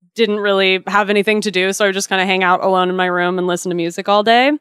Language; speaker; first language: English; native; English